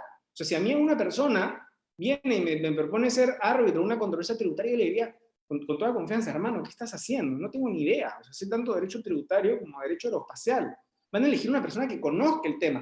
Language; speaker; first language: Spanish; native; Spanish